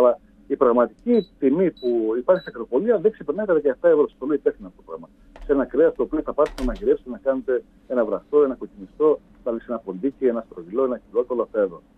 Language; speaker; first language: Greek; native; Greek